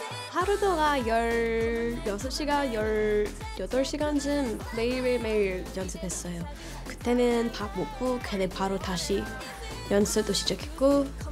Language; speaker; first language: Korean; non-native, fluent; English